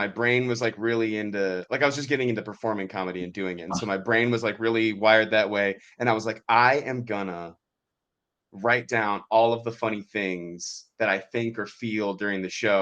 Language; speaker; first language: English; native; English